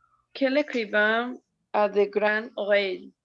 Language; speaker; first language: French; non-native, learner; Spanish